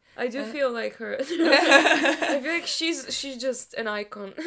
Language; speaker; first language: English; non-native, fluent; Bulgarian